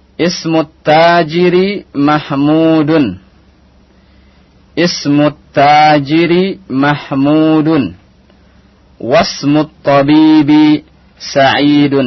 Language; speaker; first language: Arabic; non-native, fluent; Indonesian